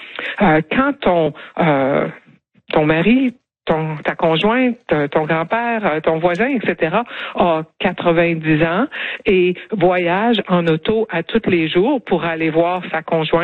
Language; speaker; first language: French; native; French